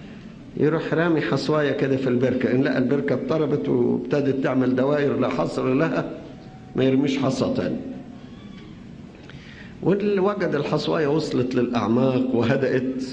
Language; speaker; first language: Arabic; native; Arabic